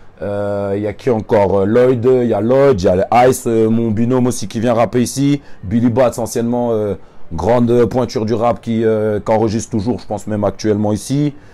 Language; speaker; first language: French; native; French